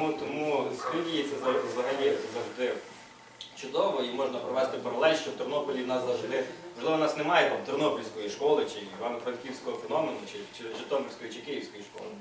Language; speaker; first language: Ukrainian; native; Ukrainian